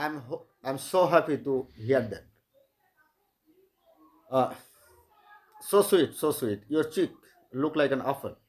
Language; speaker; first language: English; non-native, learner; Bangla